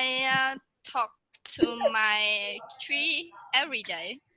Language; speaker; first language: English; non-native, learner; Vietnamese